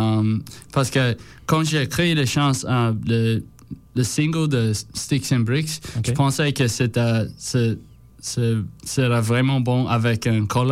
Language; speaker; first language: French; non-native, learner; English